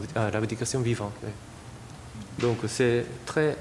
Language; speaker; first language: French; non-native, fluent; Japanese